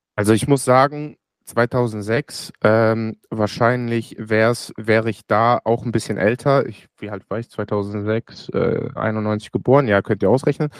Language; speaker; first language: German; native; German